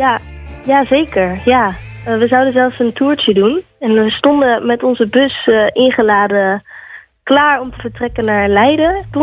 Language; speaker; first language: Dutch; native; Dutch